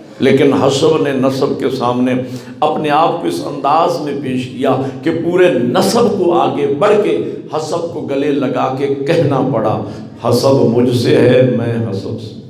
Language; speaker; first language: Urdu; non-native, local second language; Punjabi